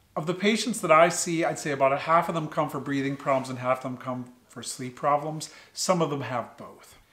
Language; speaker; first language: English; native; English